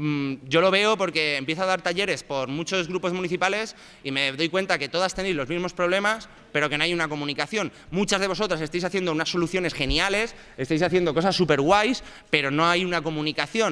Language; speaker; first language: Spanish; native; Spanish